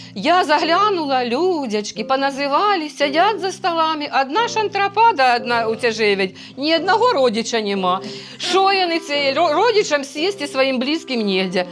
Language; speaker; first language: Ukrainian; native; Ukrainian